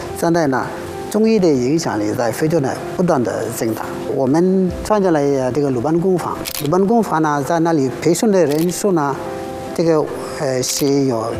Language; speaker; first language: Chinese; non-native, fluent; Bambara